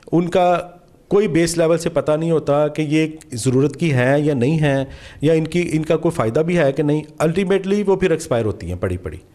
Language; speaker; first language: Urdu; non-native, local second language; Punjabi